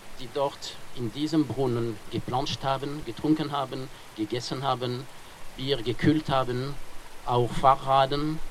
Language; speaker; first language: German; non-native, fluent; French